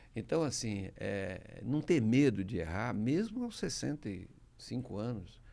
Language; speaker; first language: Portuguese; early bilingual, other home language; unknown